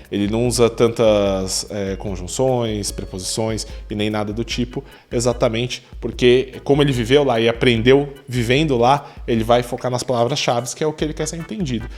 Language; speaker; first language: Portuguese; native; Portuguese